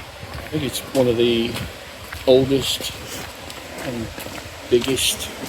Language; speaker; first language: English; native; English